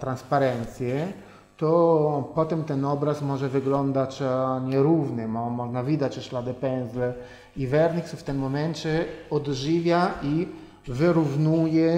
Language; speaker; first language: Polish; non-native, fluent; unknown